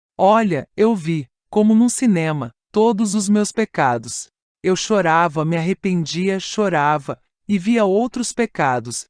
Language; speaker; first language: Portuguese; non-native, fluent; Italian